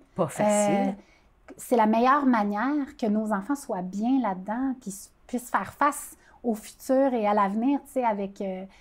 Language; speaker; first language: French; native; French